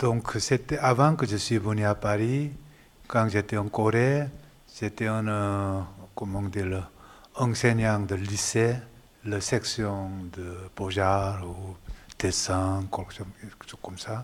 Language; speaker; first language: French; non-native, learner; Korean